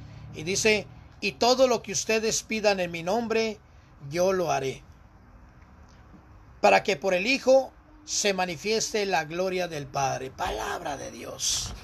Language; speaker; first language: Spanish; native; Spanish